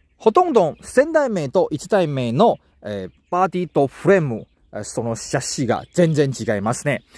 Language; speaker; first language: Japanese; non-native, learner; Chinese